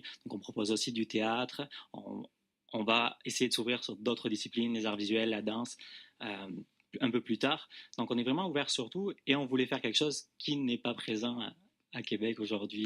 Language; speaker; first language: French; native; French